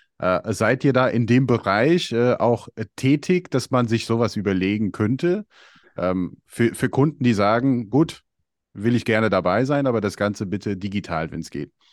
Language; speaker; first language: German; native; German